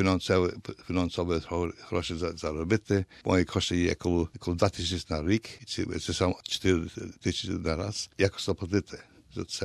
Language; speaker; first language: Ukrainian; early bilingual, heritage; Ukrainian